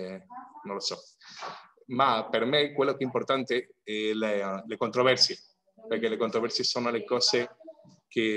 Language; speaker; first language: Italian; non-native, fluent; Spanish